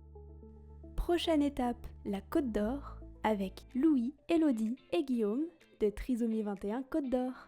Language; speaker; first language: French; native; French